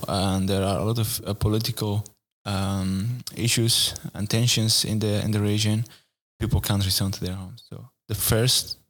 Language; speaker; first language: English; non-native, fluent; Arabic